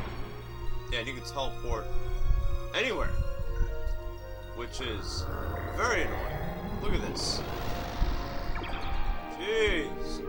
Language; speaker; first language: English; native; English